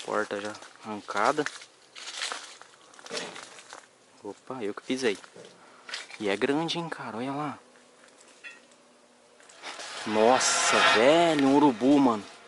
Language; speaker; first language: Portuguese; native; Portuguese